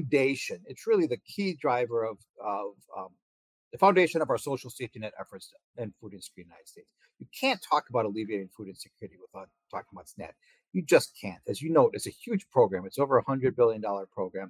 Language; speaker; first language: English; native; English